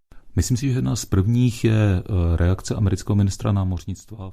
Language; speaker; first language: Czech; native; Czech